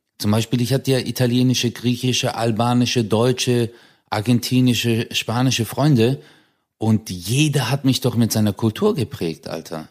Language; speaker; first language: German; early bilingual, other home language; Turkish